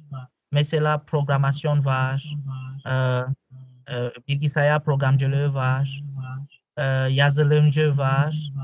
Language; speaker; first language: Turkish; non-native, fluent; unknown